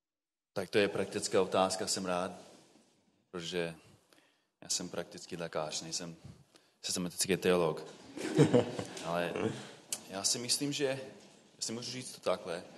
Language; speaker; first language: Czech; non-native, fluent; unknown